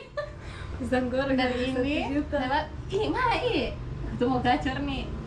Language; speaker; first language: Indonesian; native; Indonesian